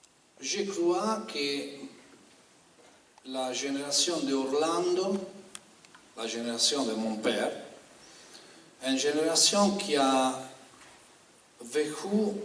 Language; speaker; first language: French; non-native, learner; Italian